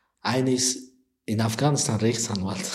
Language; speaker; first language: German; non-native, learner; Persian